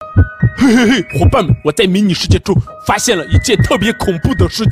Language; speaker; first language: Chinese; native; Chinese